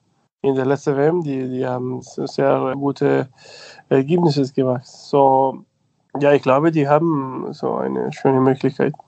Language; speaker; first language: German; non-native, fluent; Spanish